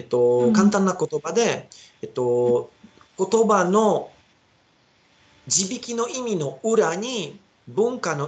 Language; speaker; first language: Japanese; non-native, learner; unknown